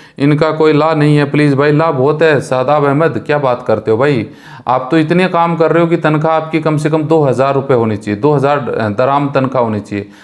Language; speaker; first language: Hindi; native; Hindi